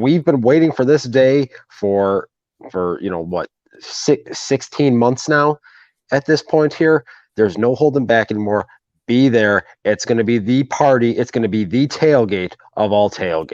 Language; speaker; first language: English; native; English